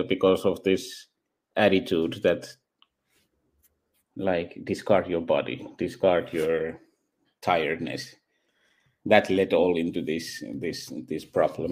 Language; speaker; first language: English; non-native, fluent; Finnish